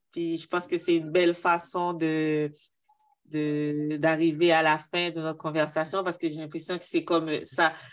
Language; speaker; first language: French; native; French